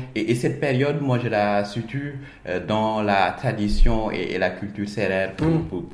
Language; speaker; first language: French; non-native, local second language; Wolof